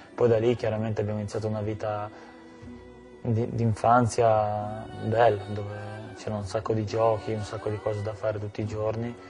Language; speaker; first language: Italian; early bilingual, other home language; Albanian